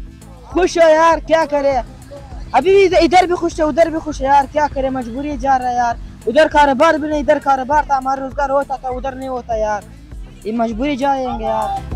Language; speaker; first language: Hindi; non-native, local second language; Pashto